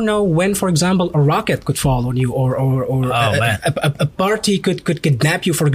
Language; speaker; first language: English; non-native, fluent; Arabic